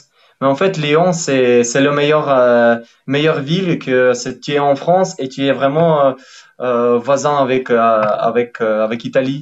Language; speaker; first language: French; non-native, fluent; Ukrainian